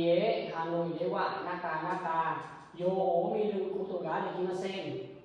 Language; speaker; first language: Japanese; non-native, learner; Vietnamese